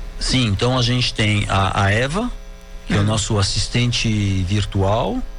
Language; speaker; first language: Portuguese; non-native, fluent; French